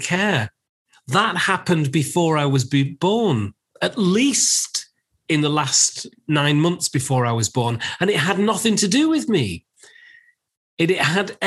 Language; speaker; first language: English; native; English